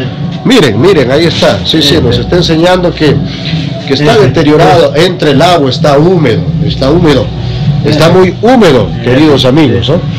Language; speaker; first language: Spanish; native; Spanish